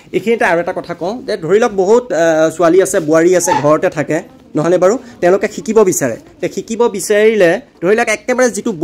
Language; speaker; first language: Assamese; native; Assamese